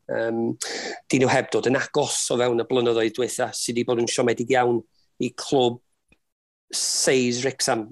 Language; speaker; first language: Welsh; native; Welsh